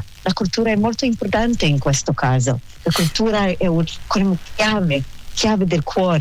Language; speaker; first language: Italian; non-native, learner; Hebrew